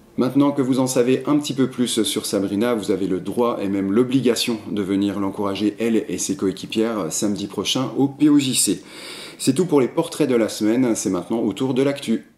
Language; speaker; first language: French; native; French